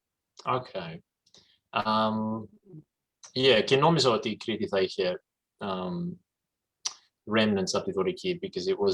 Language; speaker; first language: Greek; early bilingual, heritage; English